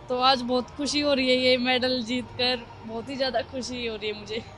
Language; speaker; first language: Hindi; native; Hindi